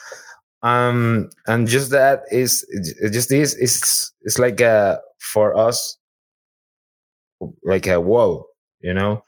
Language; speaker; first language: English; non-native, learner; Spanish